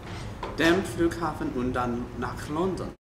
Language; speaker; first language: German; non-native, learner; English